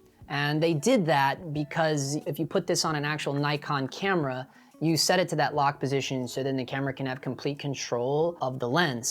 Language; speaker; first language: English; native; English